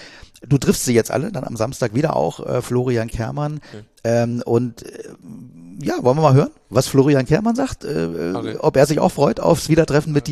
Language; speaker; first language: German; native; German